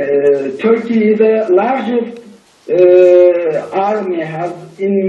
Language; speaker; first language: English; non-native, learner; Turkish